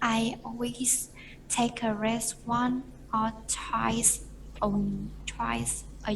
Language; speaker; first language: English; non-native, learner; Vietnamese